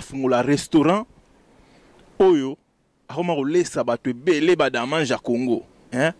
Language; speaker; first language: Lingala; native; Lingala